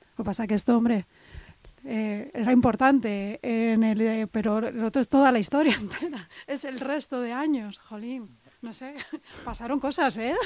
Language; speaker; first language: Spanish; native; Spanish